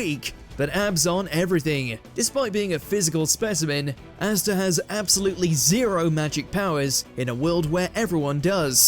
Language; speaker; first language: English; native; English